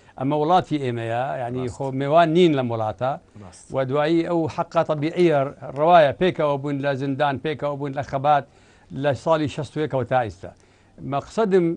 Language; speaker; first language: Central Kurdish; non-native, local second language; Assyrian Neo-Aramaic